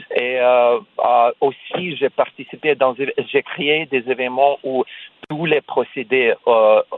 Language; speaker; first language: French; non-native, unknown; Russian